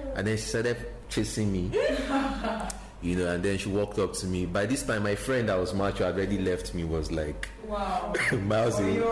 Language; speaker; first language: English; non-native, local second language; Igbo